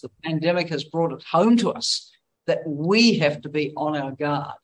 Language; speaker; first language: English; native; English